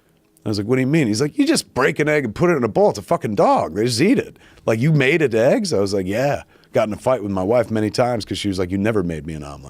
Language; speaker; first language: English; native; English